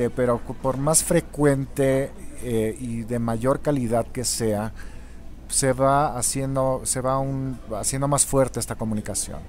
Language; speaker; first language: Spanish; non-native, local second language; German